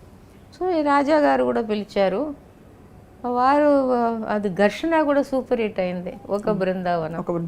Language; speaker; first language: Telugu; non-native, local second language; Tamil